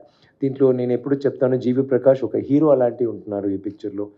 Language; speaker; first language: Telugu; non-native, fluent; Tamil